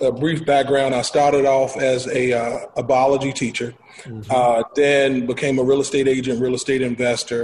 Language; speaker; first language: English; native; English